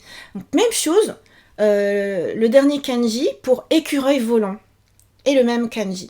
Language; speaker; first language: French; native; French